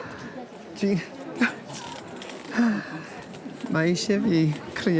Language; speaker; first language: Welsh; non-native, learner; English